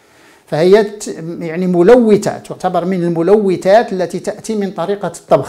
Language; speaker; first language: Arabic; native; Arabic